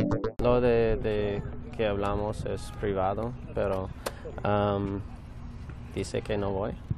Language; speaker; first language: Spanish; non-native, learner; English